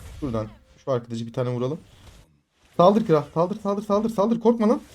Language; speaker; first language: Turkish; native; Turkish